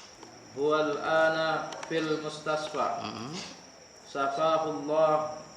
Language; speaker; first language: Arabic; non-native, learner; Indonesian